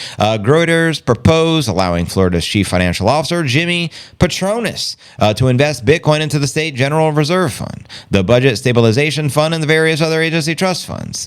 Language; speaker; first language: English; native; English